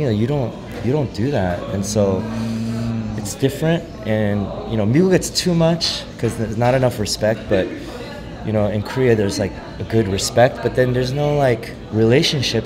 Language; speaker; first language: English; early bilingual, other home language; Korean